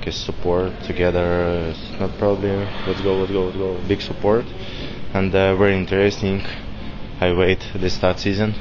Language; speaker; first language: English; non-native, learner; Russian